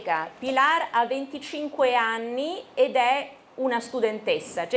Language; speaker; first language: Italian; non-native, fluent; Chinese